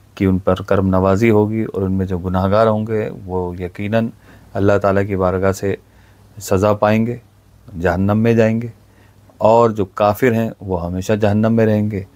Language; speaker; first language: Urdu; native; Urdu